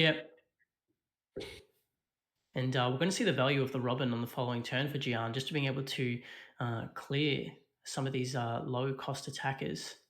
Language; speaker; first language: English; native; English